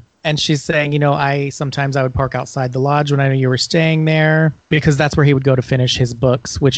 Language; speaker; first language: English; native; English